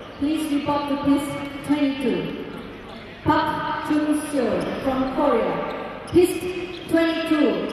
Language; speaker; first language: English; non-native, fluent; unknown